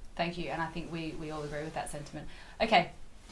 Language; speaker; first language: English; native; English